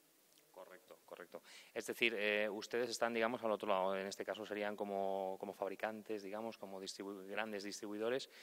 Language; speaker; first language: Spanish; native; Spanish